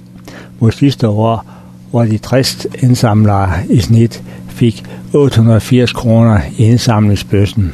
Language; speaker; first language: Danish; native; Danish